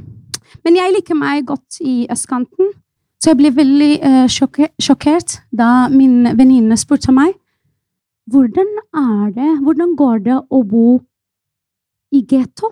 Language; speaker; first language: Norwegian; non-native, fluent; Arabic